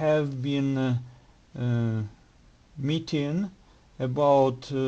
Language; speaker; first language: English; non-native, learner; Russian